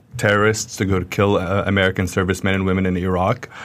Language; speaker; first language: English; early bilingual, other home language; Arabic